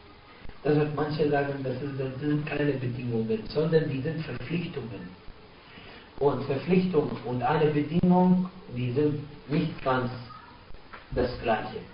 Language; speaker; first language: German; non-native, fluent; Arabic